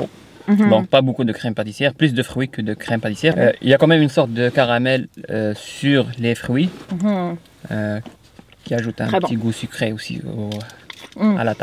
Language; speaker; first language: French; non-native, local second language; Arabic